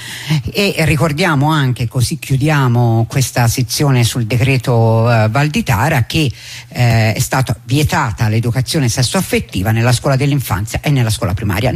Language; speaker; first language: Italian; native; Italian